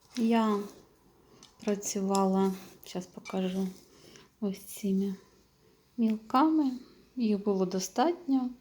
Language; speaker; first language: Ukrainian; non-native, local second language; Russian